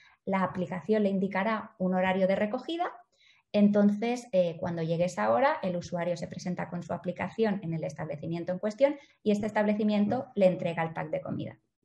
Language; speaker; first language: Spanish; native; Spanish